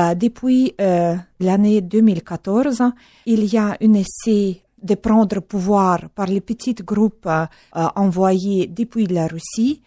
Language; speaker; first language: French; non-native, fluent; Russian